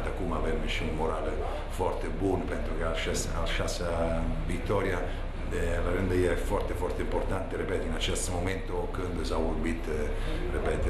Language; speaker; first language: Romanian; non-native, fluent; Italian